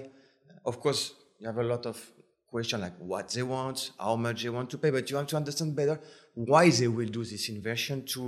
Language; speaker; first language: English; non-native, fluent; French